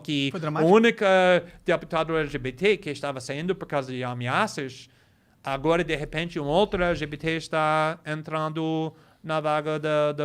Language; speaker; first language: Portuguese; non-native, fluent; English